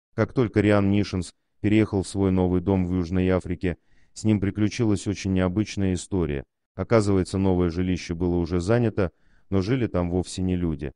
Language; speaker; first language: Russian; native; Russian